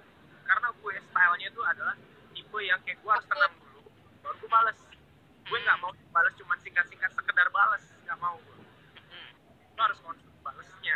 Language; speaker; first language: Indonesian; native; Indonesian